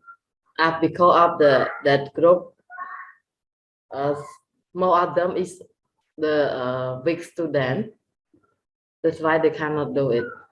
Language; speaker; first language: English; non-native, learner; Khmer